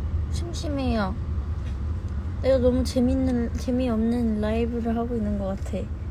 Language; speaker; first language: Korean; early bilingual, heritage; Korean